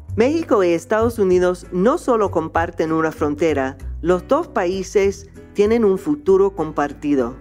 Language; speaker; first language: Spanish; non-native, fluent; English